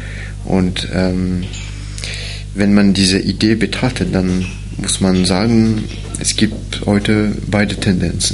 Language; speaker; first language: German; non-native, fluent; French